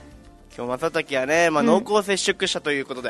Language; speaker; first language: Japanese; native; Japanese